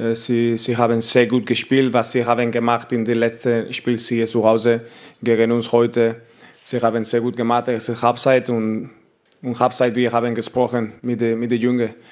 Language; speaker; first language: German; non-native, learner; Spanish